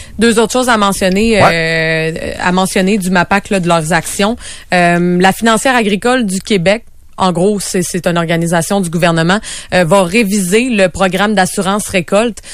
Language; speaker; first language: French; native; French